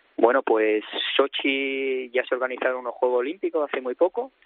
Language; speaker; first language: Spanish; native; Spanish